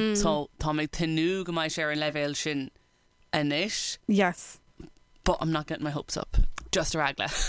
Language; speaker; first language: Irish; non-native, local second language; English